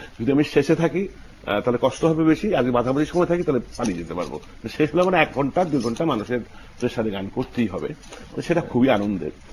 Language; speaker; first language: Bangla; early bilingual, other home language; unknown